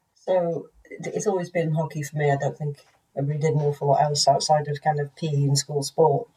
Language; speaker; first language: English; native; English